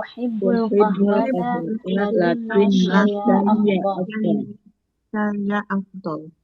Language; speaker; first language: Arabic; non-native, learner; Indonesian